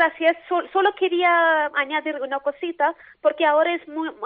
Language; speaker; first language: Spanish; non-native, learner; Malayalam